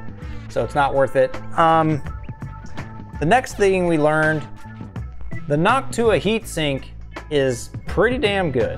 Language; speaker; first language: English; native; English